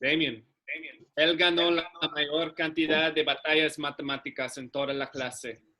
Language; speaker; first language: Spanish; non-native, learner; English